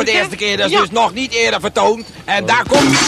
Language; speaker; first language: Dutch; native; Dutch